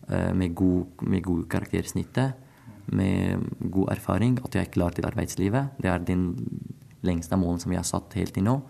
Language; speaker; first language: Norwegian; non-native, fluent; Arabic